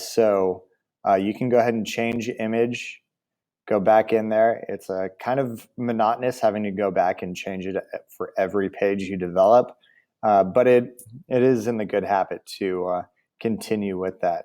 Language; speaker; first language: English; native; English